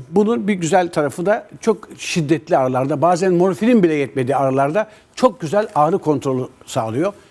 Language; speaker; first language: Turkish; native; Turkish